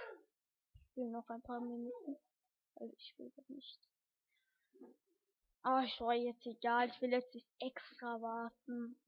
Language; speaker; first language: German; early bilingual, other home language; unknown